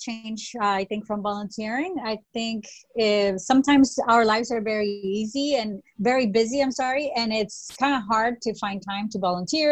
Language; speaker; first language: English; early bilingual, other home language; Spanish